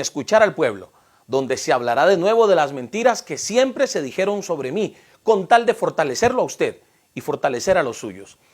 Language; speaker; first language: Spanish; native; Spanish